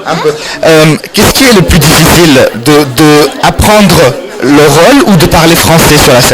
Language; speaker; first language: French; non-native, fluent; Arabic